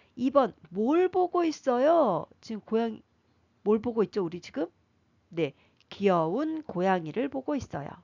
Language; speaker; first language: Korean; native; Korean